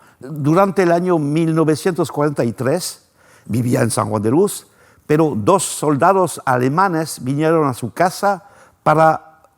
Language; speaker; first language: Spanish; non-native, fluent; French